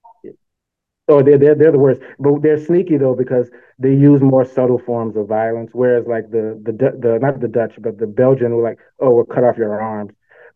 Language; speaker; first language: English; non-native, local second language; Yoruba